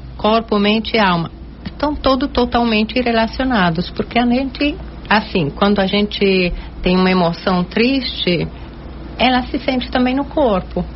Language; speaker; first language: Portuguese; non-native, fluent; Italian